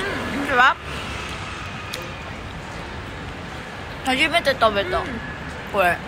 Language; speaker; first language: Japanese; early bilingual, other home language; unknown